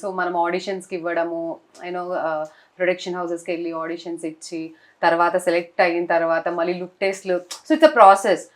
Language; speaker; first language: Telugu; non-native, local second language; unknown